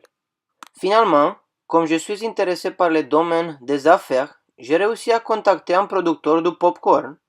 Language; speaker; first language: French; non-native, fluent; Romanian